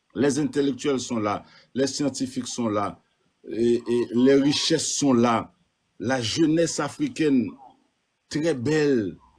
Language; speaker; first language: French; non-native, local second language; Haitian Creole